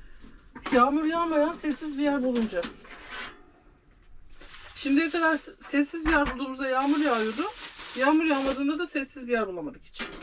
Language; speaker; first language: Turkish; native; Turkish